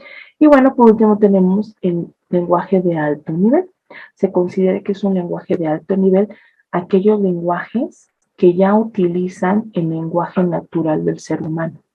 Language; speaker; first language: Spanish; native; Spanish